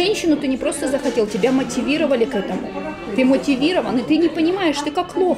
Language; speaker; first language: Russian; native; Russian